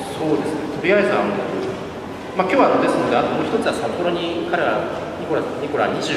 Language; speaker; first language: Japanese; native; Japanese